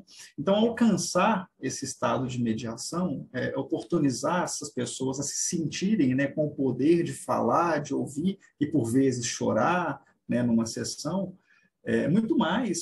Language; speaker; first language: Portuguese; native; Portuguese